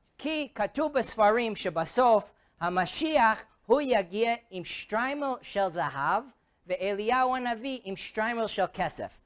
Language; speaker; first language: Hebrew; non-native, fluent; English